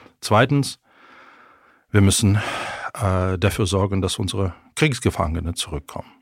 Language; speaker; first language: German; non-native, fluent; Ukrainian